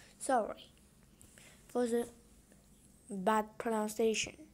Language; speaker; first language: English; non-native, fluent; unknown